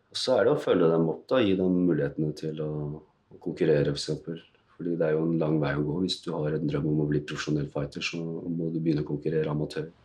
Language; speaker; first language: Norwegian; native; Norwegian